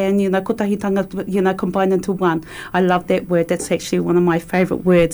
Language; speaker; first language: English; native; English